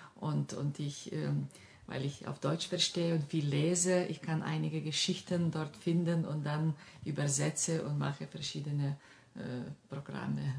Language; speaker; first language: German; non-native, fluent; Lithuanian